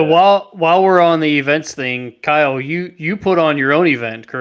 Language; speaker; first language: English; native; English